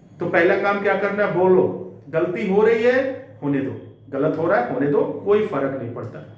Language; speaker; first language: Hindi; native; Hindi